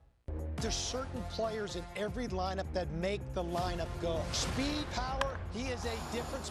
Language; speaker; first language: English; native; English